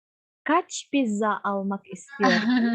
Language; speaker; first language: Turkish; non-native, fluent; Indonesian